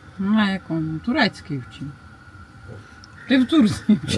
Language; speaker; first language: Polish; non-native, learner; Ukrainian